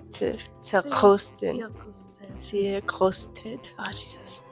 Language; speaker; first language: German; non-native, learner; Korean